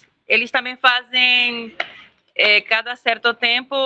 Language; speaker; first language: Portuguese; non-native, fluent; Spanish